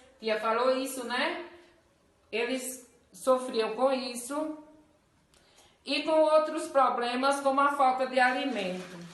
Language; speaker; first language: Portuguese; native; Portuguese